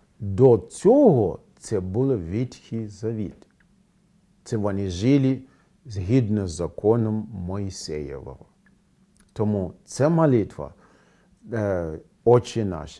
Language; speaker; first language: Ukrainian; non-native, fluent; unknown